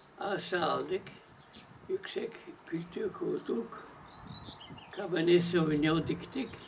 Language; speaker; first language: Turkish; non-native, fluent; German